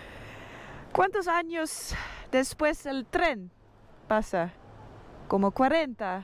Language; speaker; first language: Spanish; non-native, learner; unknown